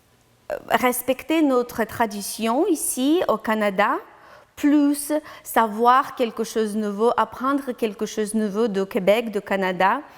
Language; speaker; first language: French; non-native, learner; Ukrainian